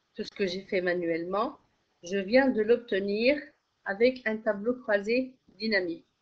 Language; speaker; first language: French; non-native, local second language; Arabic